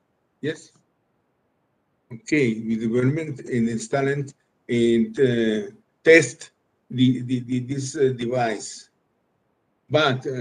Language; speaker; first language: English; non-native, learner; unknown